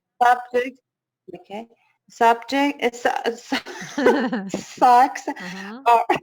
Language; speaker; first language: English; non-native, learner; Persian